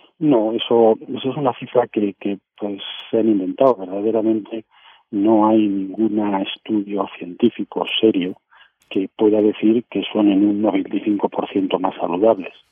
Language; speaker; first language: Spanish; native; Spanish